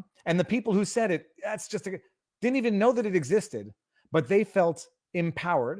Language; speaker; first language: English; native; English